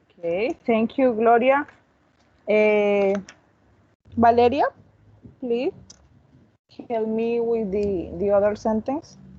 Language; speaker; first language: English; non-native, learner; Spanish